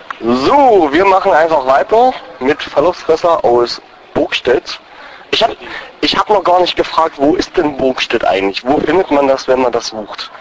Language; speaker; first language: German; native; German